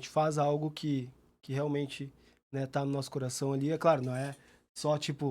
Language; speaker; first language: Portuguese; native; Portuguese